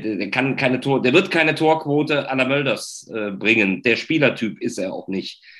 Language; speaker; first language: German; native; German